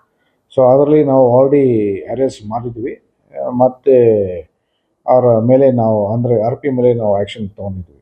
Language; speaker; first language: Kannada; non-native, fluent; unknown